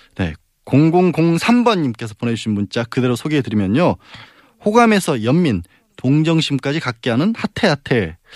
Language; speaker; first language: Korean; native; Korean